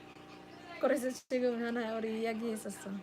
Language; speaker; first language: Korean; non-native, learner; Filipino